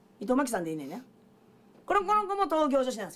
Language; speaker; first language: Japanese; native; Japanese